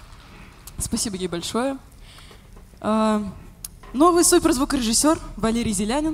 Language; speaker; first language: Russian; native; Russian